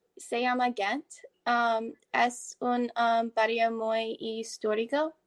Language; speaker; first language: Spanish; non-native, learner; English